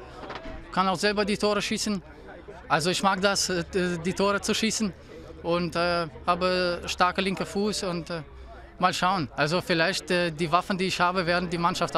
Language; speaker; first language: German; non-native, fluent; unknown